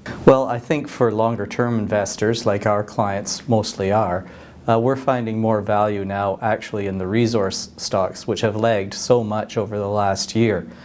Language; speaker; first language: English; native; English